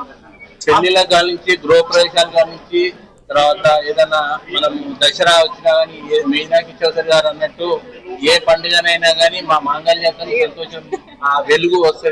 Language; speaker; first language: Telugu; native; Telugu